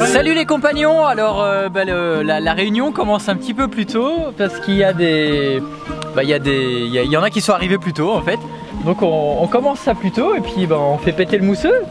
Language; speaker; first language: French; native; French